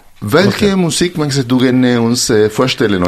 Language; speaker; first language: German; non-native, fluent; Spanish